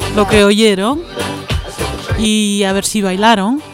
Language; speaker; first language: Spanish; non-native, learner; Dutch